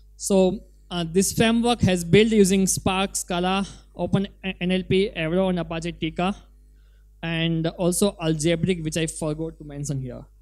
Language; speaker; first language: English; non-native, local second language; Gujarati